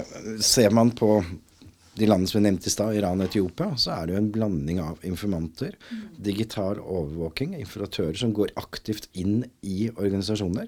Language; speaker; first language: Norwegian; native; Norwegian